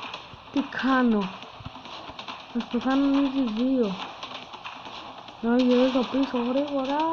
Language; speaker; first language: Greek; native; Greek